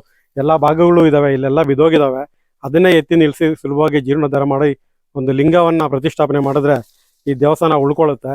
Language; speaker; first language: Kannada; native; Kannada